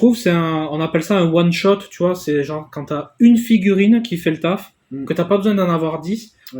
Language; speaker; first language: French; native; French